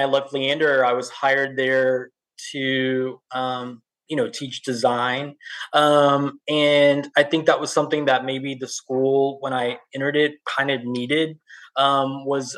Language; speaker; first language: English; native; English